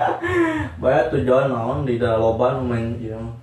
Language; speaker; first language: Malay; non-native, local second language; Sundanese